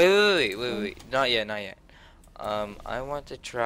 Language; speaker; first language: English; native; English